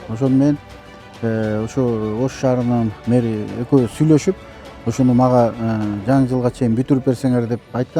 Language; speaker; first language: Kyrgyz; native; Kyrgyz